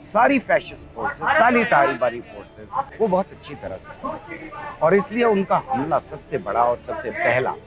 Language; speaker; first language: Hindi; native; Hindi